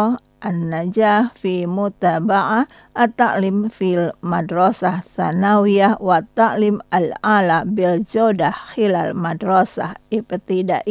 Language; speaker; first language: Arabic; non-native, fluent; Indonesian